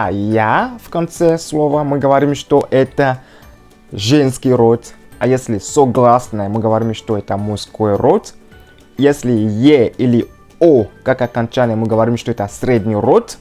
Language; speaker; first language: Russian; non-native, fluent; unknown